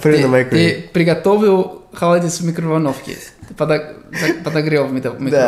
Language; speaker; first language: Russian; non-native, fluent; English